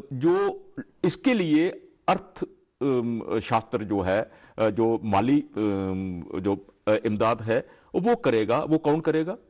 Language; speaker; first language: Hindi; non-native, local second language; Dogri